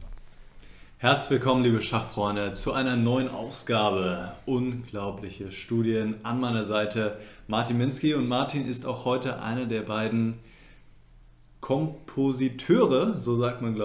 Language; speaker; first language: German; native; German